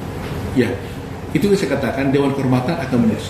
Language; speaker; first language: Indonesian; native; Indonesian